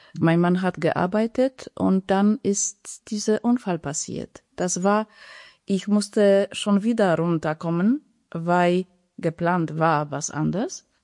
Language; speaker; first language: German; non-native, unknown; Polish